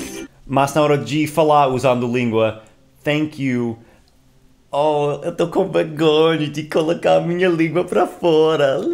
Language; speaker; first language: Portuguese; non-native, fluent; English